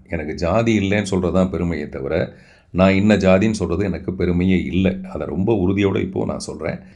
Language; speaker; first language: Tamil; non-native, local second language; Telugu